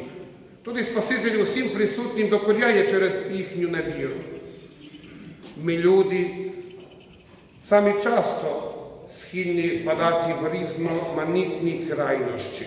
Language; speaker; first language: Ukrainian; non-native, fluent; Croatian